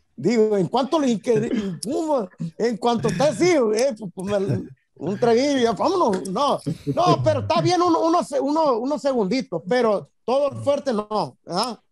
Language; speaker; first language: Spanish; early bilingual, heritage; Spanish